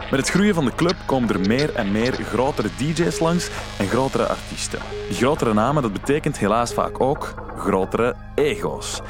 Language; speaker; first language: Dutch; native; Dutch